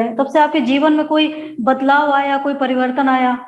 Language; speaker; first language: Hindi; native; Hindi